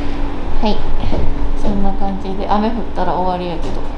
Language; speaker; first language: Japanese; native; Japanese